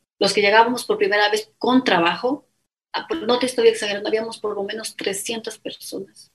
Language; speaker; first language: Spanish; native; Spanish